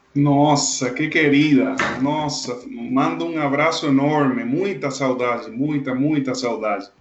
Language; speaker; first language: Portuguese; non-native, fluent; Spanish